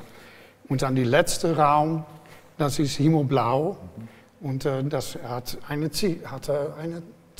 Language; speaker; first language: German; non-native, fluent; Dutch